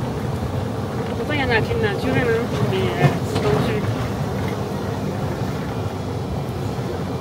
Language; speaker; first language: French; native; French